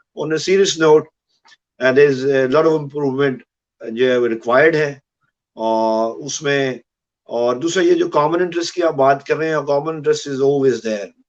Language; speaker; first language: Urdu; non-native, local second language; Punjabi